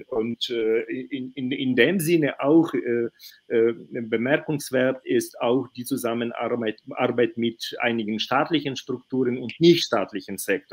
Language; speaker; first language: German; non-native, fluent; Ukrainian